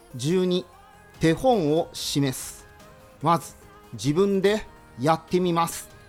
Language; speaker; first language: Japanese; native; Japanese